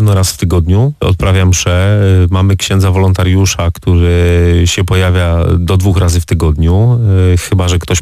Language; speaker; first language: Polish; native; Polish